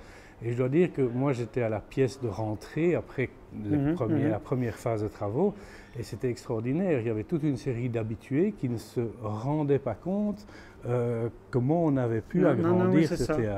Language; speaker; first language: French; native; French